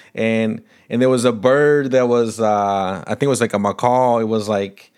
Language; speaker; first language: English; non-native, fluent; Portuguese